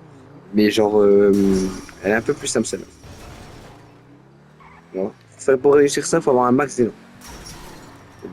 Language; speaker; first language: French; native; French